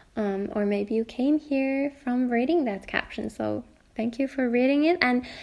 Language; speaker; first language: English; non-native, fluent; Finnish